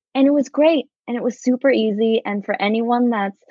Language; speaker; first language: English; native; English